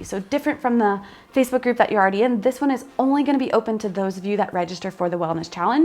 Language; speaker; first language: English; native; English